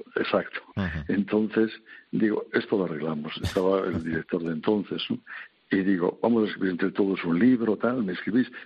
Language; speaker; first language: Spanish; native; Spanish